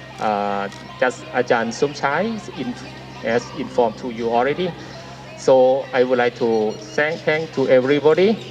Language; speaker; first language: English; non-native, learner; Thai